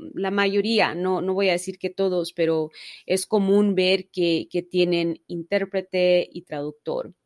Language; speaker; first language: Spanish; early bilingual, heritage; Spanish